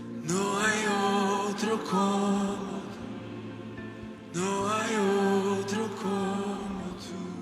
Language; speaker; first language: Spanish; non-native, local second language; Portuguese